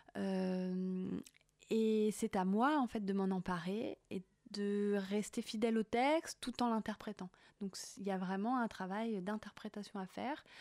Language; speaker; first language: French; native; French